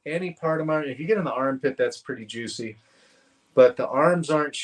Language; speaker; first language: English; native; English